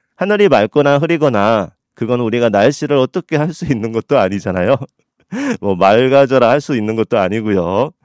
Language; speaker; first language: Korean; native; Korean